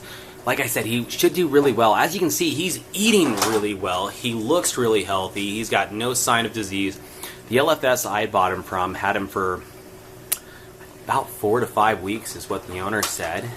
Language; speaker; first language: English; native; English